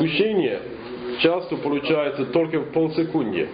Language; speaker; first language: Russian; non-native, fluent; English